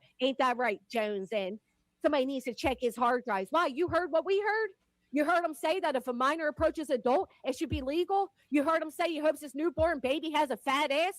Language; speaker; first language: English; native; English